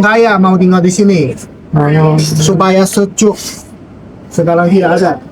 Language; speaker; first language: Indonesian; non-native, learner; Chinese